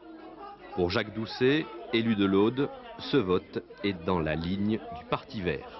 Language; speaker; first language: French; native; French